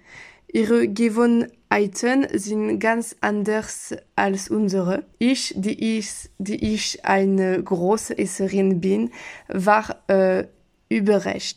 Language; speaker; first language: German; non-native, learner; French